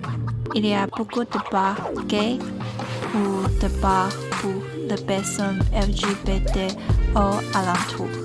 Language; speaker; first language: French; non-native, learner; Chinese